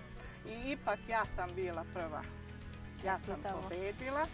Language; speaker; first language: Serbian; non-native, local second language; Hungarian